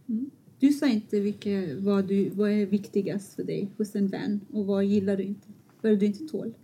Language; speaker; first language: Swedish; non-native, fluent; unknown